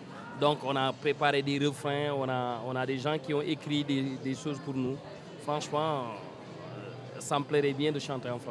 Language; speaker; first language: French; non-native, local second language; Wolof